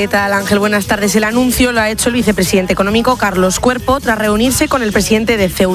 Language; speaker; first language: Spanish; native; Spanish